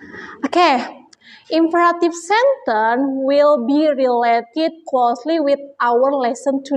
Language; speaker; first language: English; non-native, learner; Indonesian